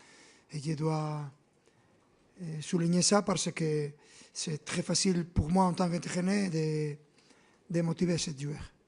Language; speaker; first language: French; non-native, fluent; Spanish